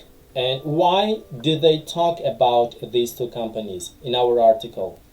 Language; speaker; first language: English; non-native, fluent; Tajik